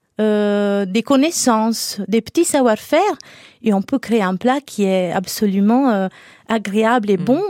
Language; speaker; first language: French; non-native, fluent; Italian